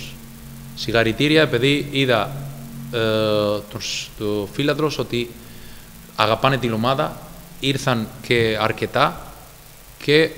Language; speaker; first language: Greek; non-native, fluent; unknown